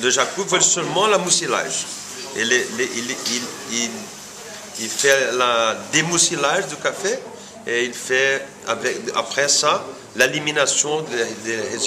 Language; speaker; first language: French; non-native, fluent; Portuguese